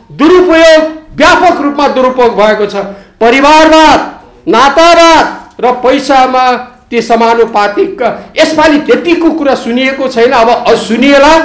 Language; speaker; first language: Nepali; native; Nepali